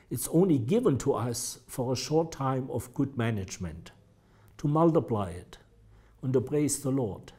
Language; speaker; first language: English; non-native, fluent; German